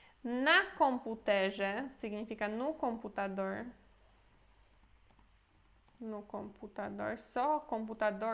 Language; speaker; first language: Portuguese; non-native, fluent; Polish